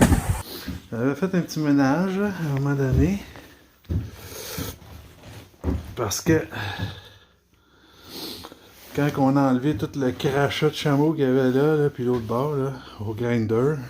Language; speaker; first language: French; native; French